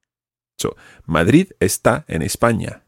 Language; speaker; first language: Spanish; non-native, fluent; English